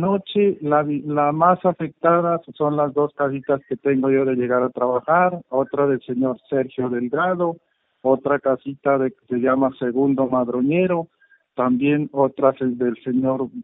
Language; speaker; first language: Spanish; native; Spanish